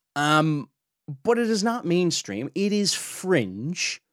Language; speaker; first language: English; native; English